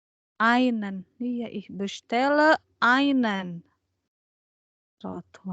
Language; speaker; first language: German; non-native, fluent; Indonesian